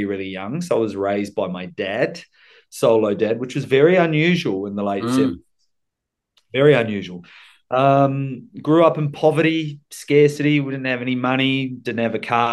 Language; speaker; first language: English; native; English